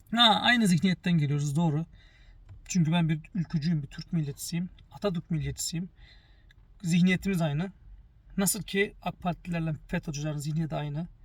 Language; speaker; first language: Turkish; early bilingual, heritage; Turkish